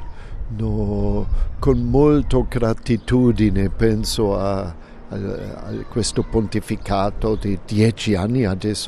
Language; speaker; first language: Italian; non-native, fluent; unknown